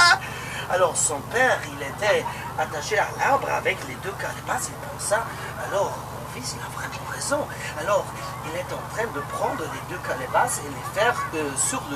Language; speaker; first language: French; non-native, local second language; Luxembourgish